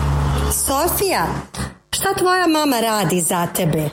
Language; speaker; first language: Croatian; native; Croatian